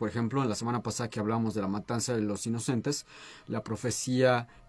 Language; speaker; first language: Spanish; native; Spanish